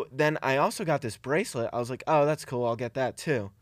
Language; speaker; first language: English; early bilingual, other home language; Italian